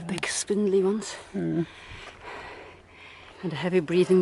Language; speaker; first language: English; native; English